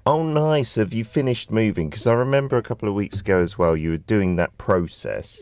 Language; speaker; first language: English; native; English